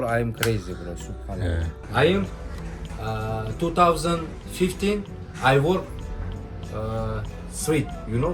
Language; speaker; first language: English; non-native, learner; Turkish